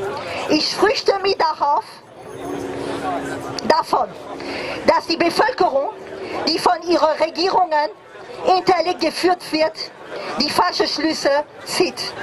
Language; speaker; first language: German; non-native, fluent; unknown